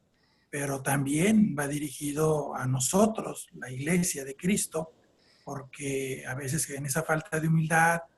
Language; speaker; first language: Spanish; native; Spanish